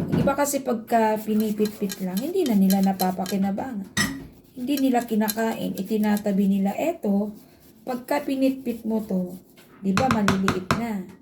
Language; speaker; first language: Filipino; non-native, local second language; Bikol